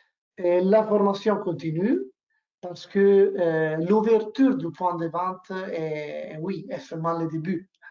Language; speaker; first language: French; non-native, learner; Italian